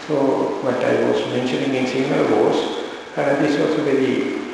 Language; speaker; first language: English; non-native, local second language; Sinhala